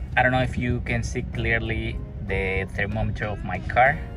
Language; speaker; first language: English; non-native, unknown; Spanish